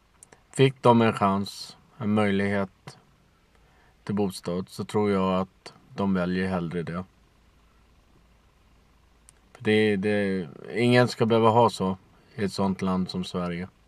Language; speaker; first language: Swedish; native; Swedish